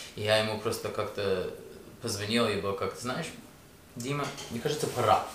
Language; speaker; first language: Russian; early bilingual, heritage; Russian